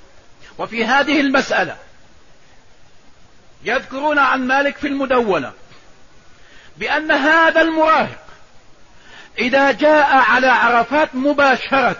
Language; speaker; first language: Arabic; native; Arabic